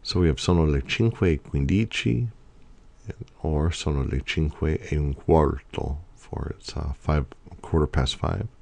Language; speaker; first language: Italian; non-native, fluent; English